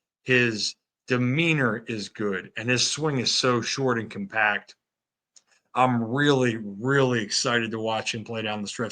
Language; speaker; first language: English; native; English